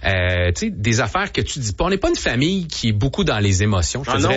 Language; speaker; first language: French; native; French